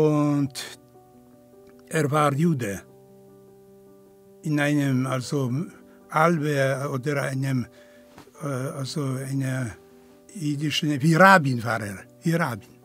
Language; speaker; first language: German; non-native, fluent; Polish